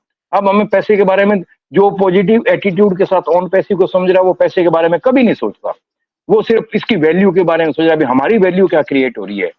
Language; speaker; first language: Hindi; native; Hindi